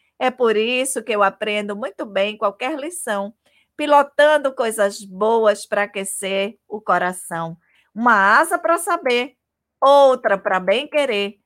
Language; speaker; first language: Portuguese; native; Portuguese